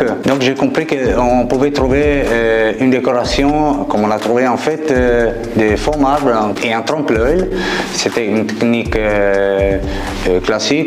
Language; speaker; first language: French; non-native, fluent; Italian